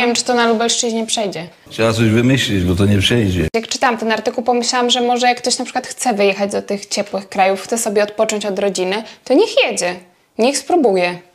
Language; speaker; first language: Polish; native; Polish